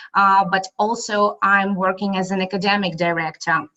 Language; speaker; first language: English; non-native, fluent; Russian